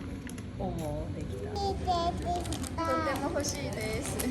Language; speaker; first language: Japanese; non-native, fluent; Korean